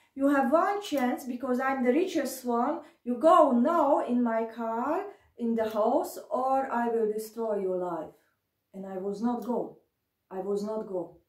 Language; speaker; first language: English; non-native, learner; German